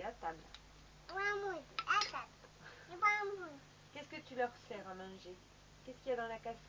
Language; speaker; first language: French; native; French